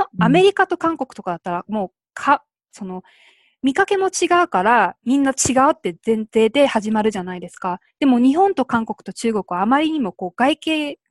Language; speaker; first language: Japanese; early bilingual, other home language; Korean